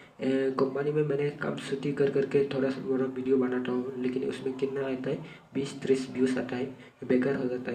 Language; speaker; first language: Hindi; non-native, local second language; Bodo